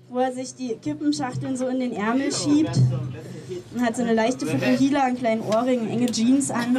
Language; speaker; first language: German; native; German